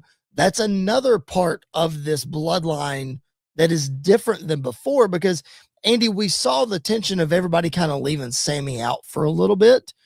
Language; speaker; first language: English; native; English